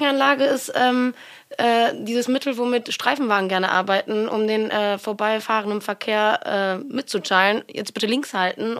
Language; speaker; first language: German; native; German